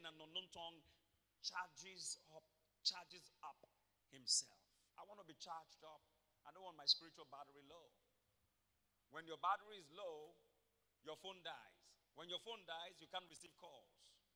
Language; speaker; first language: English; non-native, local second language; Yoruba